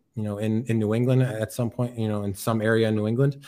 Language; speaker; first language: English; native; English